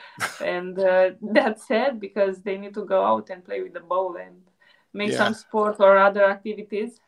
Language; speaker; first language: English; non-native, fluent; Romanian